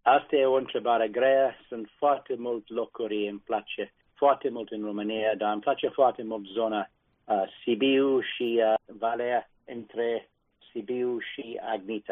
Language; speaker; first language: Romanian; non-native, fluent; English